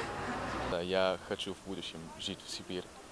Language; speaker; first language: Russian; non-native, learner; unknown